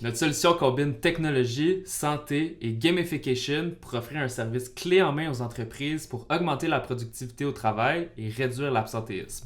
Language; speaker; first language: French; native; French